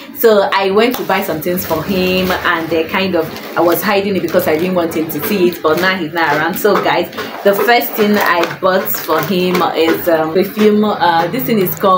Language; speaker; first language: English; non-native, local second language; Igbo